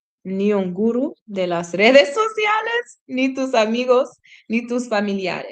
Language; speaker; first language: Spanish; non-native, learner; English